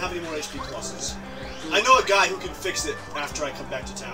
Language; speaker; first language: English; native; English